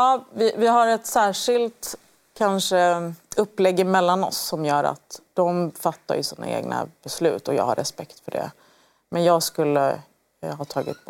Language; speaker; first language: Swedish; early bilingual, other home language; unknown